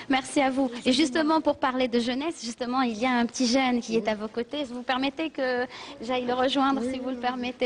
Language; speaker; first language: French; non-native, local second language; Arabic